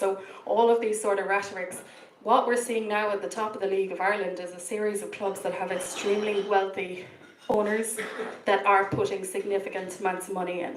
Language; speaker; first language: English; native; English